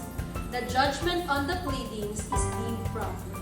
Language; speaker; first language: English; non-native, local second language; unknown